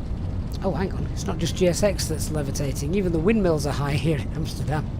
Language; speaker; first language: English; native; English